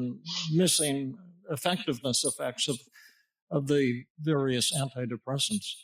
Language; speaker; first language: English; native; English